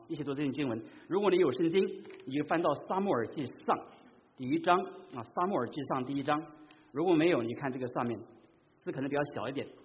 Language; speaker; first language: Chinese; native; Chinese